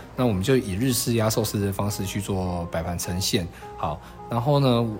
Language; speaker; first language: Chinese; native; Chinese